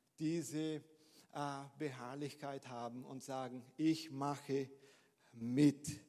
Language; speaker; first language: German; non-native, fluent; Portuguese